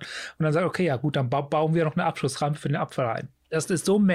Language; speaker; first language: German; native; German